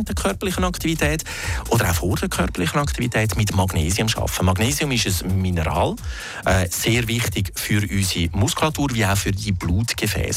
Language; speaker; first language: German; native; German